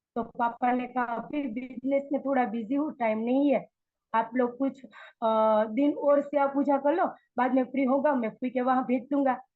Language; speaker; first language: Hindi; non-native, local second language; Gujarati